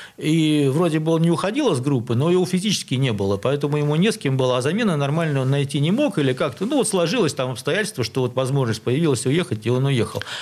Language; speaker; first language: Russian; native; Russian